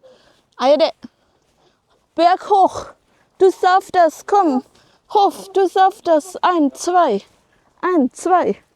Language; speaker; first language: German; non-native, fluent; Indonesian